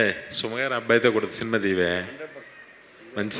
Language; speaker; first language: Telugu; native; Telugu